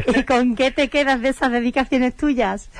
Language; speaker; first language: Spanish; native; Spanish